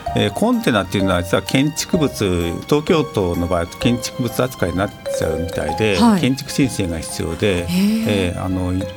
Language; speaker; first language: Japanese; native; Japanese